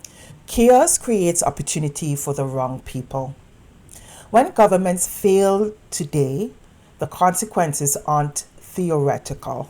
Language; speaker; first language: English; native; English